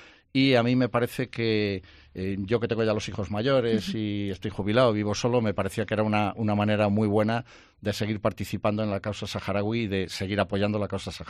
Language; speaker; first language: Spanish; native; Spanish